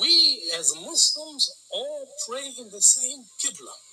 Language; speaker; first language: English; native; English